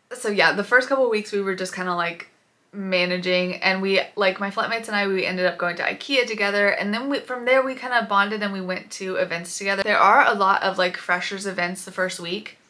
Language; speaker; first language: English; native; English